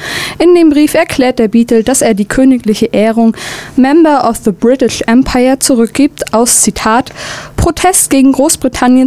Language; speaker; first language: German; native; German